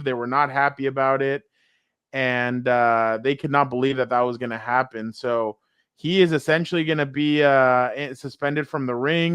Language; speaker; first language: English; native; English